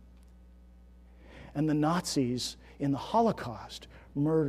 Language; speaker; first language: English; native; English